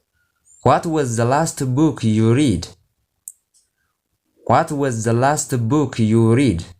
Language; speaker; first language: English; non-native, local second language; Oromo